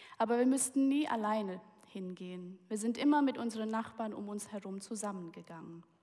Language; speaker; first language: German; early bilingual, heritage; German